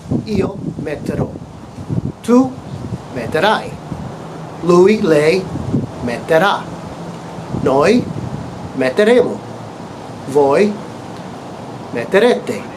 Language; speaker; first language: Italian; non-native, fluent; English